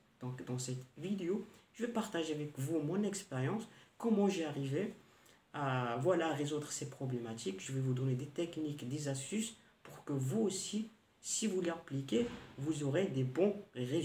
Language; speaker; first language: French; non-native, local second language; Arabic